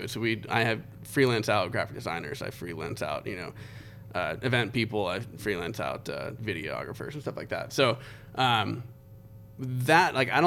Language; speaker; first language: English; native; English